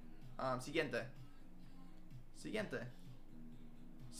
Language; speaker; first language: Spanish; early bilingual, heritage; Spanish